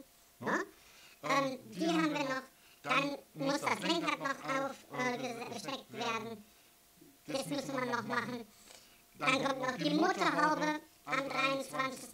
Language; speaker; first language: German; native; German